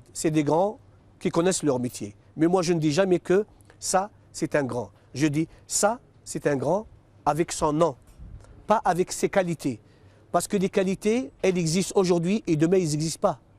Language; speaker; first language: French; non-native, local second language; Arabic